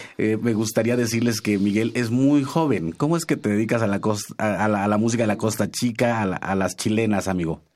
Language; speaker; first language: Spanish; non-native, local second language; Nahuatl languages